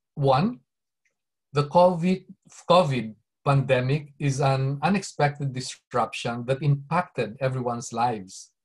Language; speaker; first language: English; non-native, local second language; Bikol